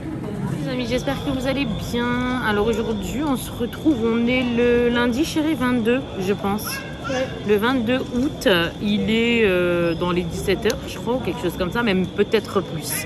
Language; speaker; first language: French; native; French